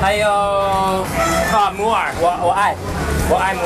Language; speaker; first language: Chinese; non-native, fluent; English